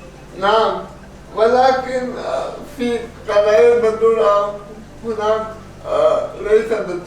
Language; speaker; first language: Arabic; non-native, learner; Urdu